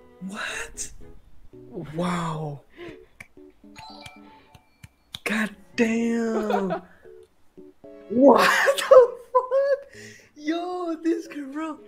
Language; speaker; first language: English; non-native, learner; Indonesian